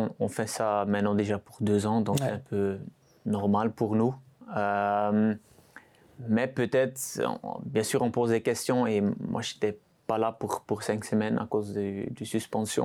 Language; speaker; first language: French; non-native, local second language; Dutch